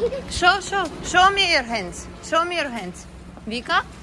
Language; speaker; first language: English; non-native, learner; Russian